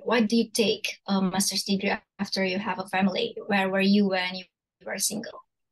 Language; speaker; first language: English; non-native, fluent; Indonesian